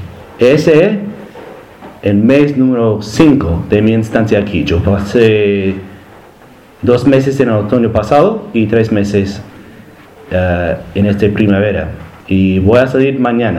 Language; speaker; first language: Spanish; non-native, learner; English